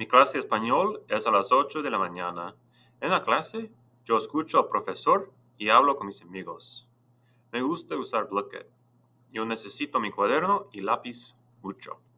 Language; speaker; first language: Spanish; non-native, fluent; English